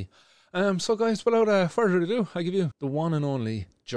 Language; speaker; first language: English; native; English